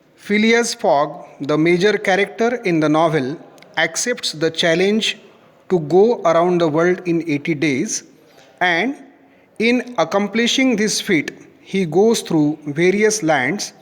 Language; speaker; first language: English; non-native, local second language; Marathi